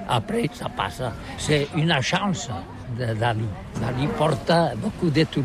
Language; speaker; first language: French; non-native, learner; Catalan